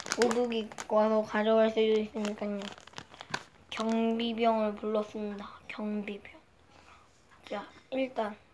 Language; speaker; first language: Korean; native; Korean